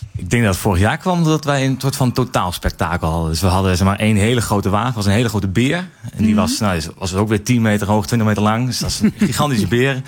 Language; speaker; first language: Dutch; native; Dutch